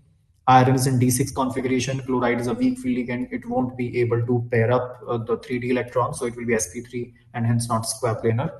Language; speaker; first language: English; non-native, local second language; Hindi